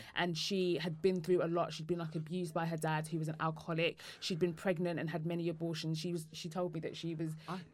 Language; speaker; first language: English; native; English